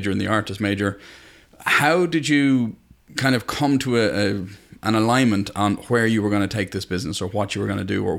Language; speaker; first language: English; native; English